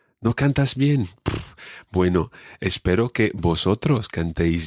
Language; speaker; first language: Spanish; non-native, fluent; English